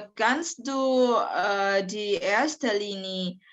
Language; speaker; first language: German; non-native, fluent; Indonesian